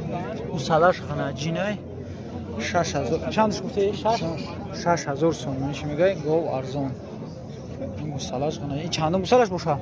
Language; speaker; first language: Tajik; native; Tajik